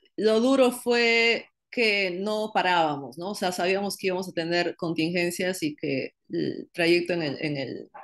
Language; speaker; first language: Spanish; native; Spanish